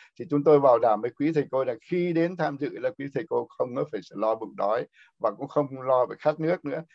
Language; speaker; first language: Vietnamese; native; Vietnamese